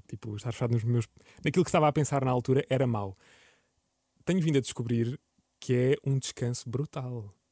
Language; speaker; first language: Portuguese; native; Portuguese